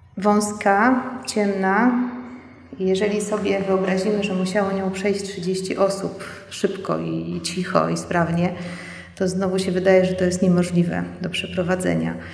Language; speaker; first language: Polish; native; Polish